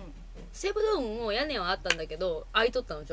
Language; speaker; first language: Japanese; native; Japanese